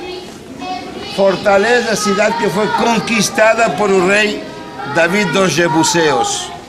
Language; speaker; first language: Portuguese; non-native, fluent; Spanish